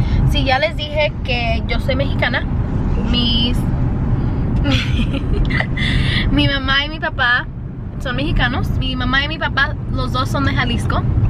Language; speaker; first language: Spanish; early bilingual, heritage; Spanish